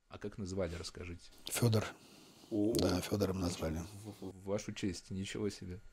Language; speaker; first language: Russian; native; Russian